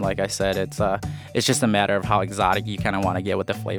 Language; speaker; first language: English; native; English